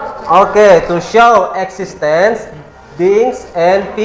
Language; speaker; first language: English; non-native, learner; Indonesian